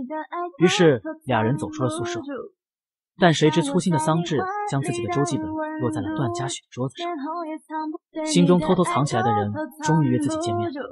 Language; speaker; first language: Chinese; native; Chinese